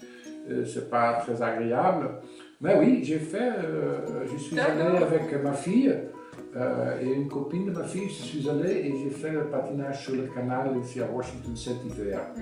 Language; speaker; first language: French; non-native, fluent; Dutch